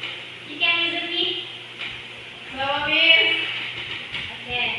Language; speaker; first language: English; non-native, learner; Indonesian